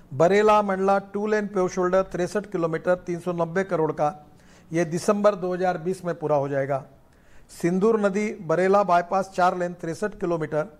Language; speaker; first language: Hindi; non-native, local second language; Marathi